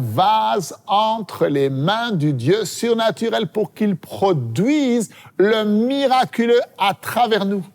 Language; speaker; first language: French; native; French